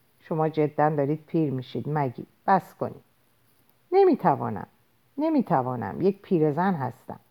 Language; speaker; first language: Persian; native; Persian